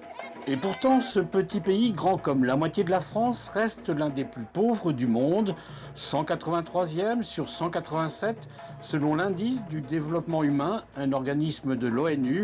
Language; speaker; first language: French; native; French